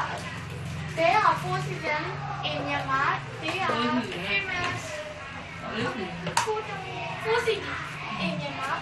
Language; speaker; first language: English; non-native, learner; Burmese